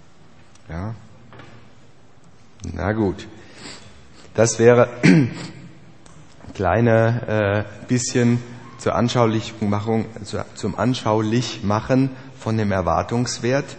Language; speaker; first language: German; native; German